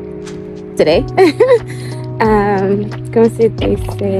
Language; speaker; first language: Spanish; non-native, learner; English